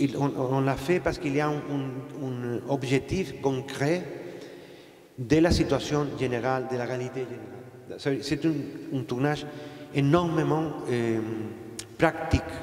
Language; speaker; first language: French; non-native, fluent; Spanish